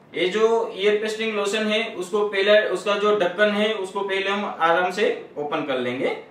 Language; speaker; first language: Hindi; non-native, local second language; Gujarati